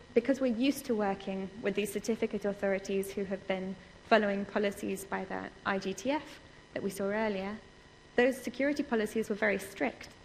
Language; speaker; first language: English; native; English